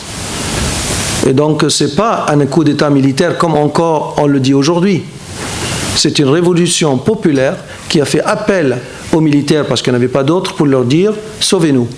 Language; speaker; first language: French; non-native, fluent; Arabic